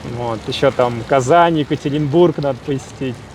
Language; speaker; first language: Russian; native; Russian